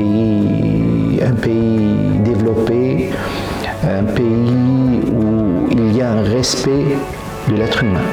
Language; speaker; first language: French; non-native, local second language; Arabic